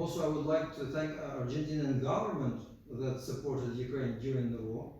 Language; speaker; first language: English; non-native, fluent; Ukrainian